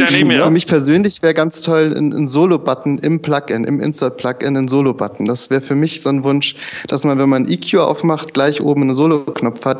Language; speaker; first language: German; native; German